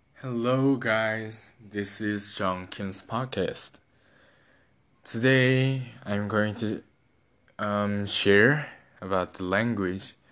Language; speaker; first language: English; non-native, learner; Korean